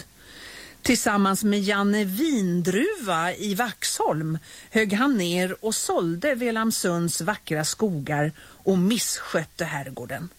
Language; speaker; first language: Swedish; native; Swedish